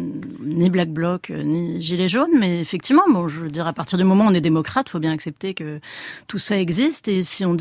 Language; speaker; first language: French; native; French